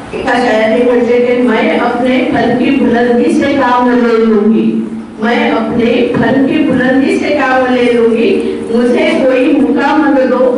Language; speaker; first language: Hindi; non-native, local second language; Marathi